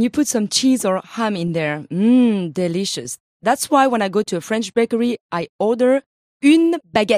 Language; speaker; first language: English; non-native, fluent; French